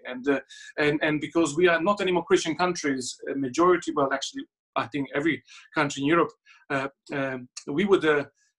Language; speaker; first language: English; non-native, fluent; Serbian